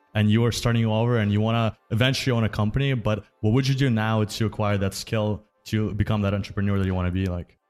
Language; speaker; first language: English; early bilingual, other home language; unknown